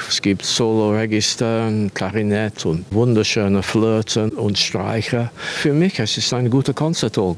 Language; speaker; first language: German; non-native, learner; English